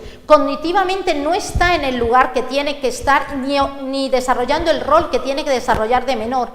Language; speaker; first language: Spanish; native; Spanish